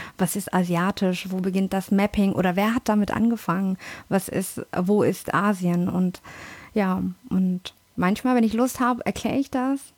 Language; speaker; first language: German; early bilingual, other home language; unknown